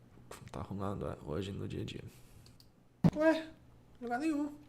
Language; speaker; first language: Portuguese; non-native, fluent; English